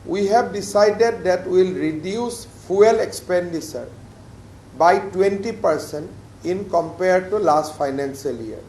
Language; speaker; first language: English; non-native, local second language; Assamese